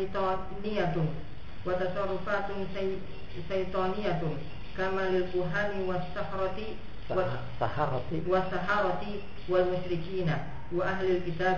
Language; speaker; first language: Arabic; non-native, learner; Indonesian